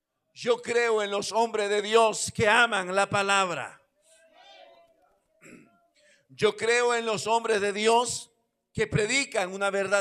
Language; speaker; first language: Spanish; native; Spanish